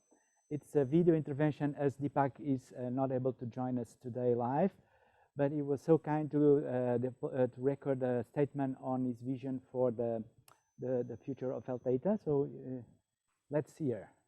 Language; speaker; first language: English; non-native, fluent; Portuguese